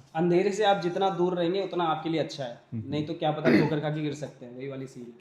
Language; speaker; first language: Hindi; native; Hindi